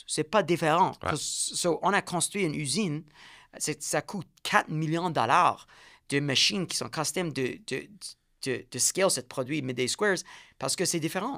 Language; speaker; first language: French; non-native, learner; English